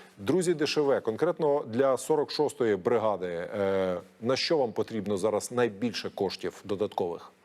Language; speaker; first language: Ukrainian; native; Ukrainian